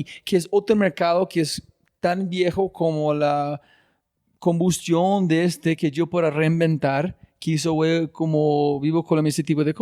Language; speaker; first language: Spanish; non-native, fluent; English